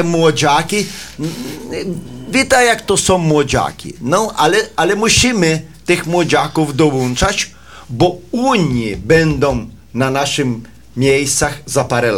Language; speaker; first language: Polish; early bilingual, heritage; Polish